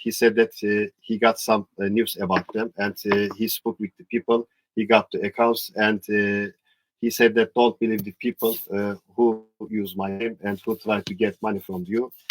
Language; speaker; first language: English; non-native, learner; Turkish